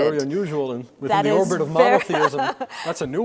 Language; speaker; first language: English; native; English